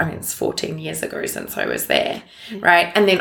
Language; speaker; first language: English; native; English